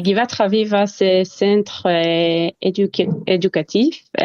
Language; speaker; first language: French; non-native, learner; Hebrew